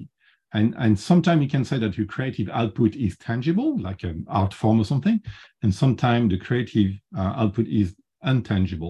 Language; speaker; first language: English; non-native, fluent; French